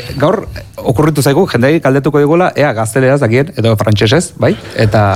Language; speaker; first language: Basque; native; Basque